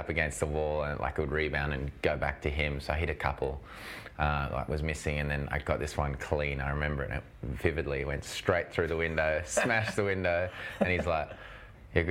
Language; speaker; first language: English; native; English